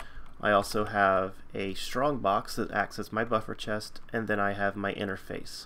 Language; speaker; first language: English; native; English